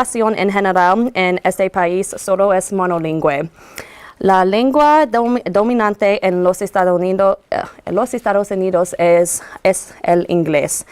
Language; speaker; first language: Spanish; non-native, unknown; English